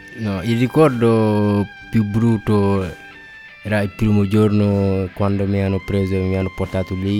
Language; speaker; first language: Italian; non-native, learner; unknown